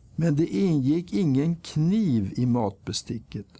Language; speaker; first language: Swedish; native; Swedish